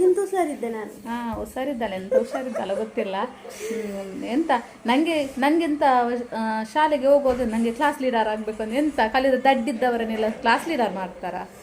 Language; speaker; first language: Kannada; non-native, local second language; Tulu